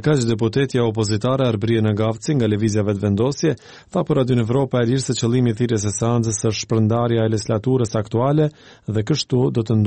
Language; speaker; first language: Albanian; native; Albanian